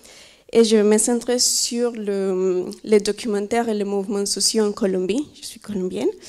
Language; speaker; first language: French; non-native, fluent; Spanish